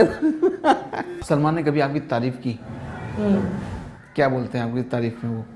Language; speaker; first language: Hindi; native; Hindi